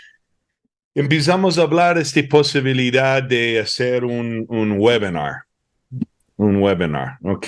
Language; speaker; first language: Spanish; early bilingual, heritage; Spanish